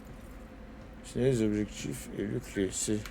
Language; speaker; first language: French; native; French